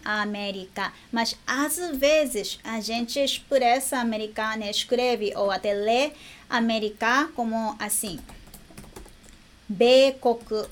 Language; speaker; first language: Portuguese; non-native, learner; Japanese